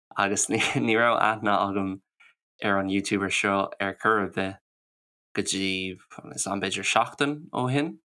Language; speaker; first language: Irish; non-native, local second language; English